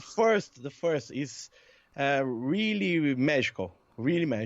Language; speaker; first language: English; non-native, learner; Portuguese